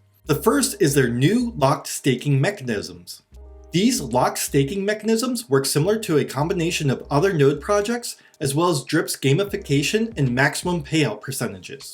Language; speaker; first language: English; native; English